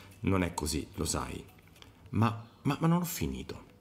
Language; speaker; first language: Italian; native; Italian